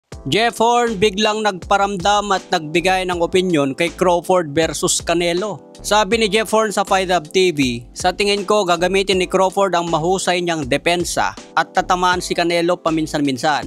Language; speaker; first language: Filipino; native; Filipino